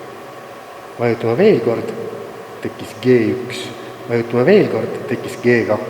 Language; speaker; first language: Estonian; native; Estonian